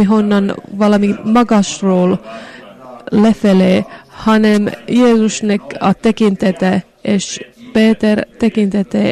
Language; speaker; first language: Hungarian; non-native, fluent; Finnish